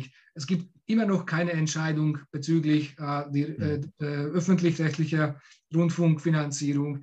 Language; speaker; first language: German; non-native, fluent; Hungarian